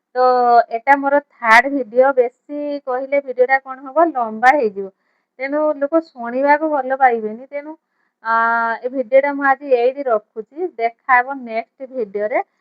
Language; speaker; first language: Odia; native; Odia